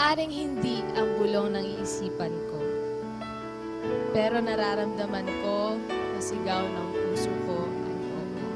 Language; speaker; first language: Filipino; native; Filipino